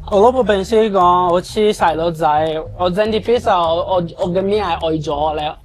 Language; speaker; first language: Cantonese; non-native, learner; Italian